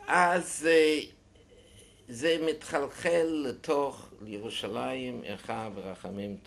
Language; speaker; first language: Hebrew; non-native, fluent; German